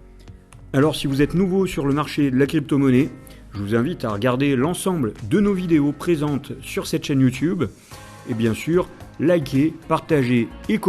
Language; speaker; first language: French; native; French